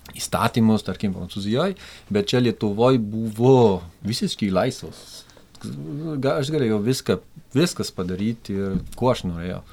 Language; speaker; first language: Lithuanian; non-native, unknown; French